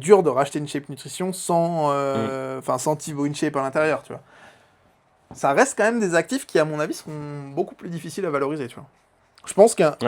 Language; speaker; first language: French; native; French